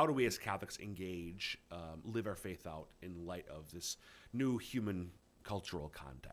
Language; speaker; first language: English; native; English